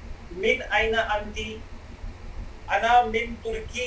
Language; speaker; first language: Arabic; non-native, learner; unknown